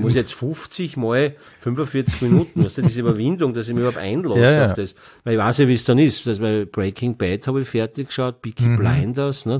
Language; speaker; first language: German; native; German